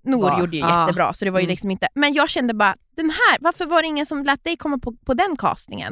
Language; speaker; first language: Swedish; native; Swedish